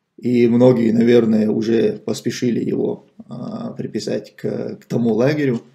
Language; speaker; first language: Russian; non-native, local second language; Chechen